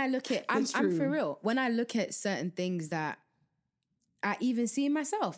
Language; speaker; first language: English; native; English